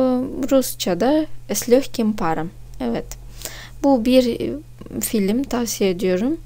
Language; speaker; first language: Turkish; non-native, fluent; Russian